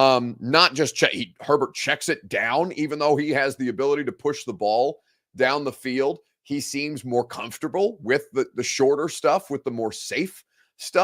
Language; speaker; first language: English; native; English